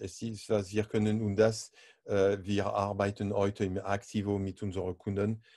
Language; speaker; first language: German; non-native, learner; French